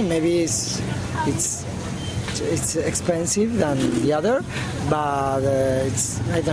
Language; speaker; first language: English; non-native, learner; Spanish